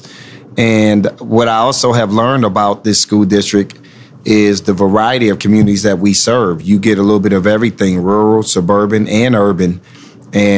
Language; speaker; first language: English; native; English